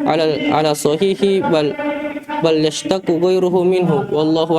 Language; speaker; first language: Arabic; non-native, learner; Indonesian